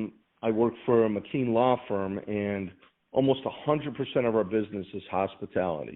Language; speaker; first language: English; native; English